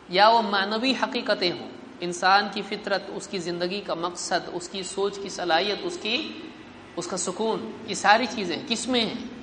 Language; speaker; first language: Urdu; native; Urdu